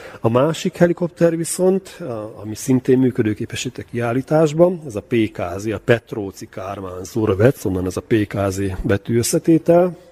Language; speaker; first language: Hungarian; native; Hungarian